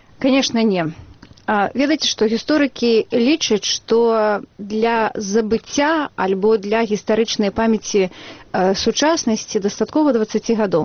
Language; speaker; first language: Belarusian; native; Belarusian